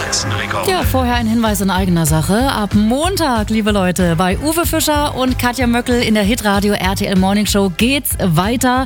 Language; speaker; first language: German; native; German